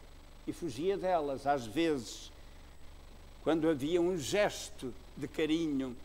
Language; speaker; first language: Portuguese; native; Portuguese